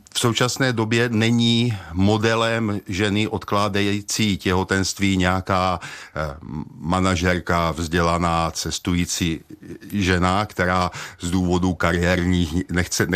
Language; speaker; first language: Czech; native; Czech